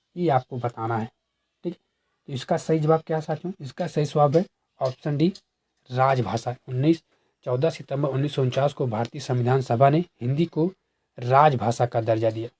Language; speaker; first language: Hindi; native; Hindi